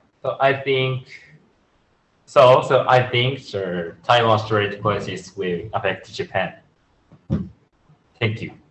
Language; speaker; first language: English; non-native, learner; Japanese